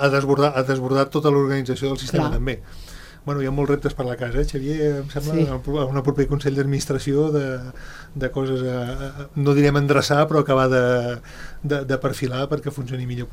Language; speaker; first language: Catalan; native; Catalan